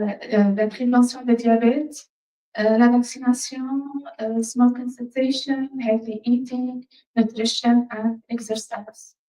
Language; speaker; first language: French; non-native, fluent; Arabic